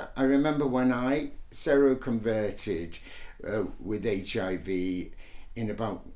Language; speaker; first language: English; native; English